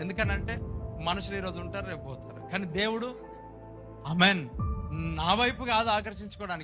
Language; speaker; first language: Telugu; native; Telugu